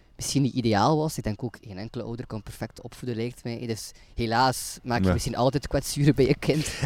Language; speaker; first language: Dutch; native; Dutch